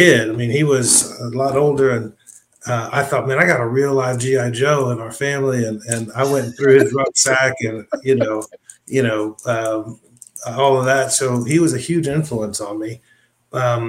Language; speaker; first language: English; native; English